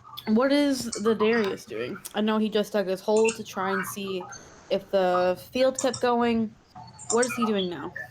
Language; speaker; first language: English; native; English